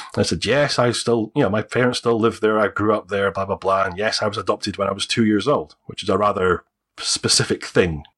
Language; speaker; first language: English; native; English